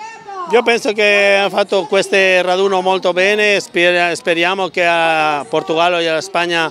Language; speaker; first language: Italian; non-native, learner; Spanish